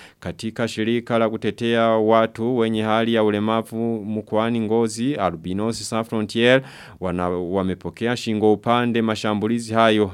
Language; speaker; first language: Swahili; non-native, local second language; Rundi